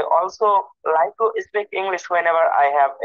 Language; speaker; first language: English; non-native, learner; Bangla